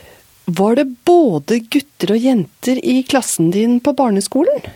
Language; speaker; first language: Norwegian; native; Norwegian